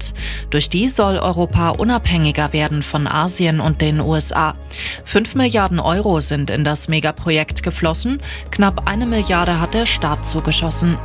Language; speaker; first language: German; native; German